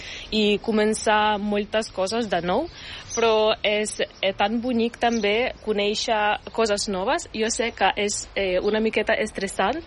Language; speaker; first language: Catalan; non-native, fluent; Ukrainian